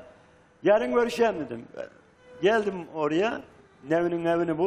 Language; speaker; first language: Turkish; native; Turkish